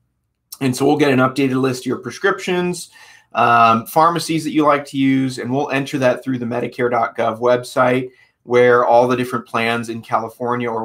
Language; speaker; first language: English; native; English